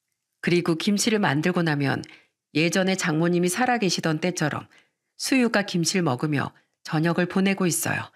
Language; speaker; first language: Korean; native; Korean